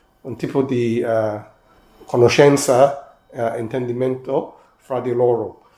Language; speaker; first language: Italian; non-native, fluent; Cantonese